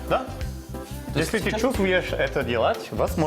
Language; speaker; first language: Russian; non-native, learner; French